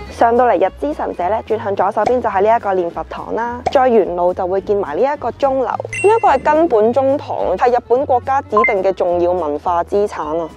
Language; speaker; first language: Chinese; non-native, local second language; Cantonese